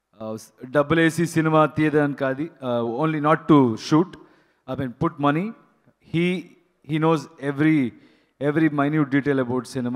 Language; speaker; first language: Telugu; non-native, learner; Kannada